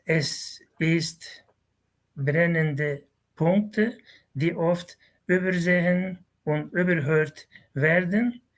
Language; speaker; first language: German; non-native, fluent; Kurdish